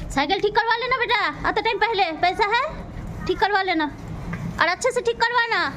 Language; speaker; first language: Hindi; non-native, local second language; Bangla